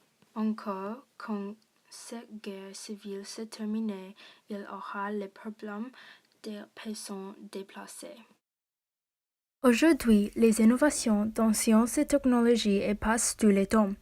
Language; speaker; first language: French; non-native, learner; English